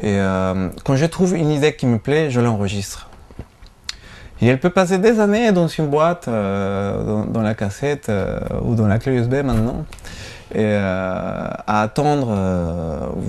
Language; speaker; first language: French; non-native, fluent; Spanish